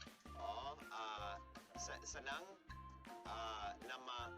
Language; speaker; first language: Indonesian; non-native, learner; English